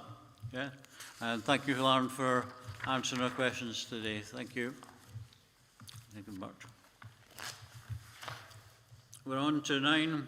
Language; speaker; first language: English; native; English